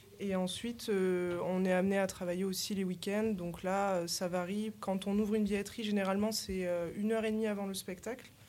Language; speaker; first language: French; native; French